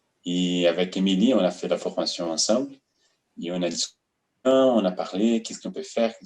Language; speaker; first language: French; non-native, fluent; Portuguese